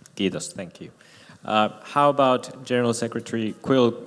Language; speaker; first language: English; non-native, fluent; Finnish